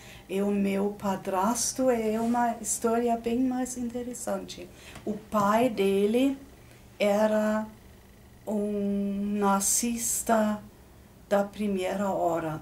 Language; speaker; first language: Portuguese; non-native, fluent; German